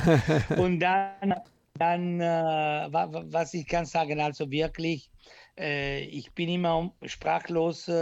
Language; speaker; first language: German; non-native, learner; Italian